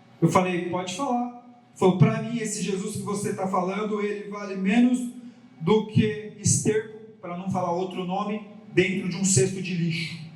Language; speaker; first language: Portuguese; native; Portuguese